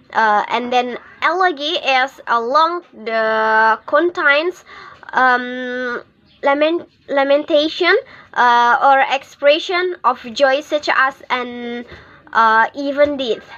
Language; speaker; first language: English; non-native, learner; Indonesian